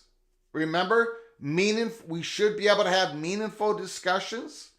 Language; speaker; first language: English; native; English